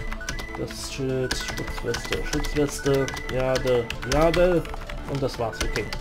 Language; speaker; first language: German; native; German